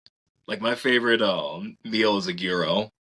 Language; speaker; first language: English; native; English